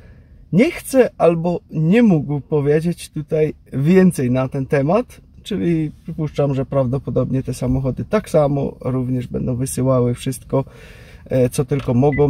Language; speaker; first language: Polish; native; Polish